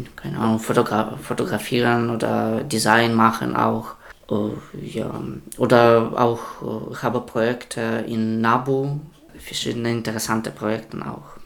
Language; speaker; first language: German; non-native, learner; Russian